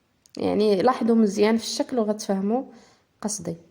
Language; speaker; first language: Arabic; native; Arabic